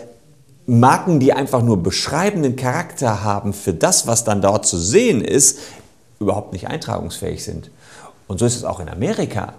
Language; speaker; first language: German; native; German